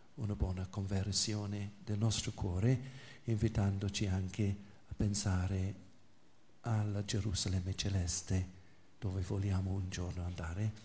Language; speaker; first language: Italian; non-native, fluent; English